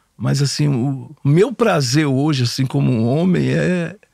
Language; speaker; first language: Portuguese; native; Portuguese